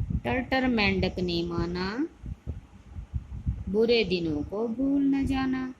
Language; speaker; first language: Hindi; native; Hindi